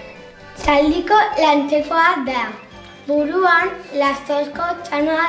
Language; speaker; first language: Basque; non-native, local second language; Spanish